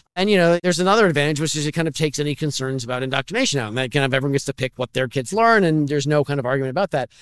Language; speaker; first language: English; native; English